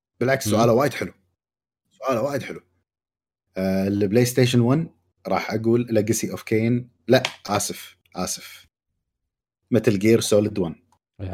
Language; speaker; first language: Arabic; native; Arabic